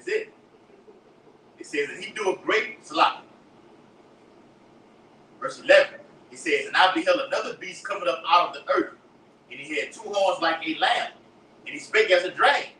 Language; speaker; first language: English; native; English